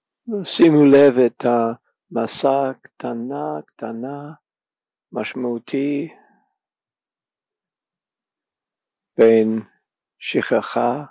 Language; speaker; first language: Hebrew; non-native, fluent; English